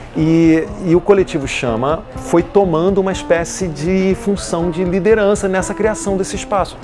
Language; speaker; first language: Portuguese; native; Portuguese